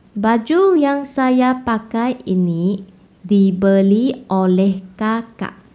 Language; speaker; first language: Malay; non-native, local second language; Chinese